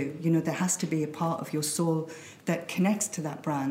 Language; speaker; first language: English; native; English